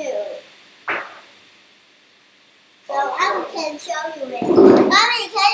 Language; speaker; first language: English; non-native, learner; Chinese